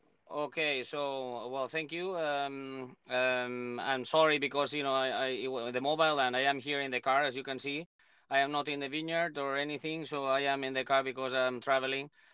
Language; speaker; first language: English; non-native, fluent; Spanish